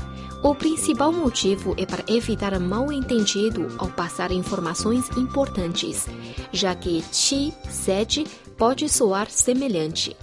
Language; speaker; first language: Portuguese; non-native, fluent; Chinese